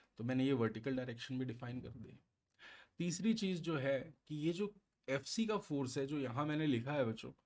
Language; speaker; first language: Hindi; native; Hindi